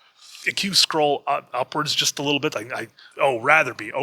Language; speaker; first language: English; native; English